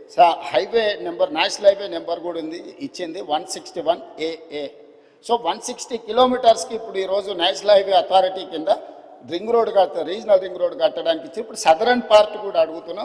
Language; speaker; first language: Telugu; native; Telugu